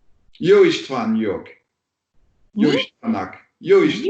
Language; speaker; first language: Hungarian; non-native, learner; French